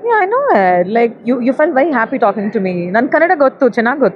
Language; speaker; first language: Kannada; non-native, learner; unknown